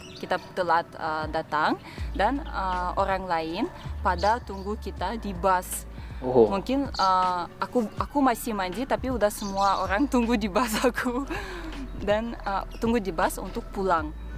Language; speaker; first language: Indonesian; non-native, fluent; Russian